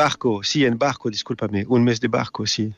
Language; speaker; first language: Spanish; non-native, learner; French